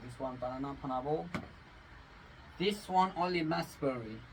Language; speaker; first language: English; non-native, learner; Thai